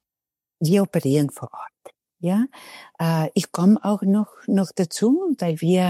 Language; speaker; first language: German; non-native, fluent; Spanish